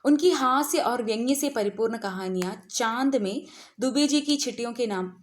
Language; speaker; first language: Hindi; non-native, local second language; Malayalam